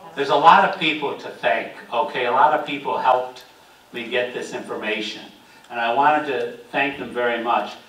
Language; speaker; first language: English; native; English